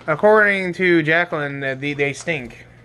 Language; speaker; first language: English; native; English